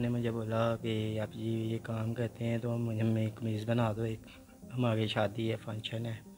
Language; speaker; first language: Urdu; non-native, local second language; Punjabi